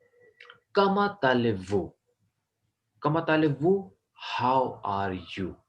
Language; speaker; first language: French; non-native, fluent; Urdu